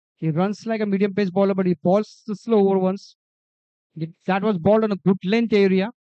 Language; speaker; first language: English; non-native, local second language; Marathi